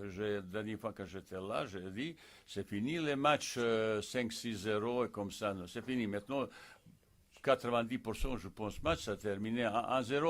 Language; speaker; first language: French; non-native, fluent; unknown